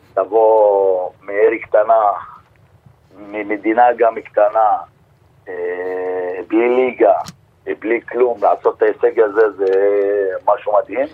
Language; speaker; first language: Hebrew; non-native, local second language; Arabic